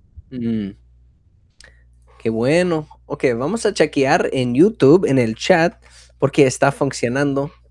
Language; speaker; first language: Spanish; non-native, fluent; English